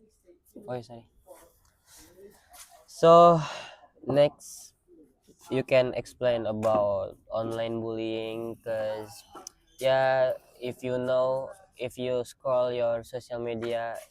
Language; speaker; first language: English; non-native, learner; Indonesian